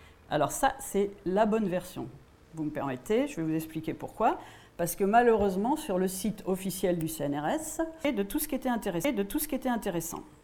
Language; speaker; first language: French; native; French